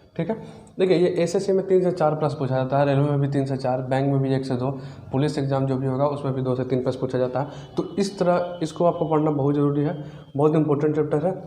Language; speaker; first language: Hindi; native; Hindi